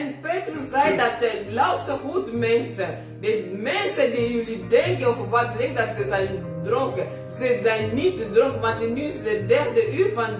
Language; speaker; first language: Dutch; non-native, learner; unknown